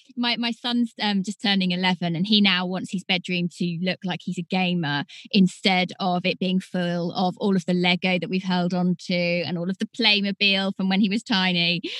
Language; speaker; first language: English; native; English